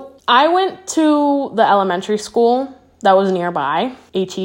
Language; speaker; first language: English; native; English